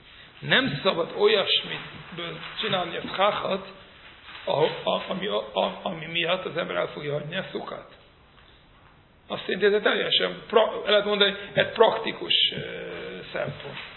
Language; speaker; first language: Hungarian; non-native, fluent; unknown